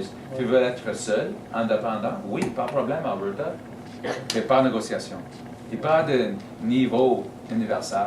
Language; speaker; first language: French; non-native, learner; English